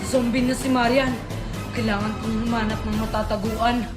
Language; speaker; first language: Filipino; native; Filipino